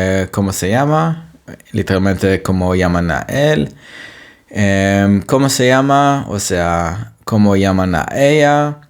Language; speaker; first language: Spanish; non-native, fluent; Hebrew